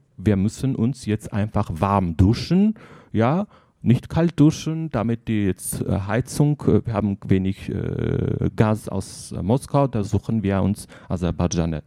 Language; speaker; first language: German; non-native, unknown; Armenian